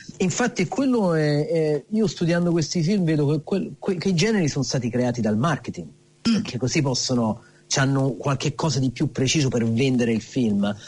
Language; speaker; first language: Italian; early bilingual, heritage; Italian